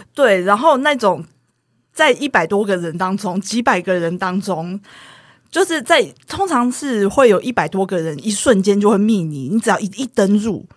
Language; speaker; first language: Chinese; native; Chinese